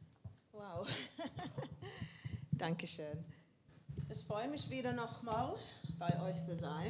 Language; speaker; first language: German; non-native, learner; English